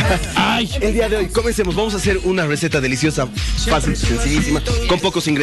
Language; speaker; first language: Spanish; native; Spanish